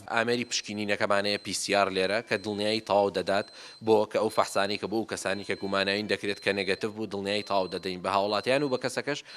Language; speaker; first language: Central Kurdish; native; Central Kurdish